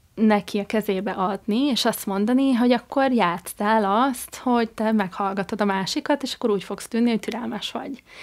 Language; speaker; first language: Hungarian; non-native, fluent; English